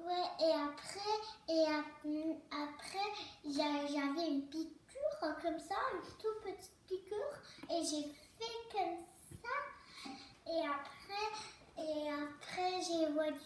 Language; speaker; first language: French; early bilingual, other home language; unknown